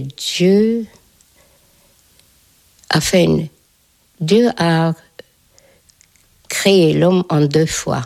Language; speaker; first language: French; non-native, fluent; Hungarian